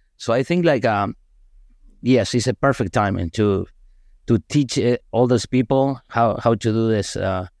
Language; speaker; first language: English; non-native, fluent; Spanish